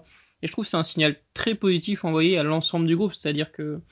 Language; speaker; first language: French; native; French